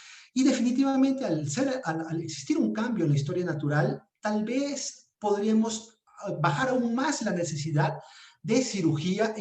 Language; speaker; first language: Spanish; native; Spanish